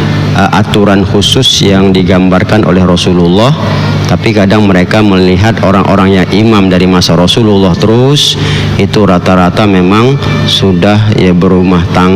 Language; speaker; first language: Indonesian; native; Indonesian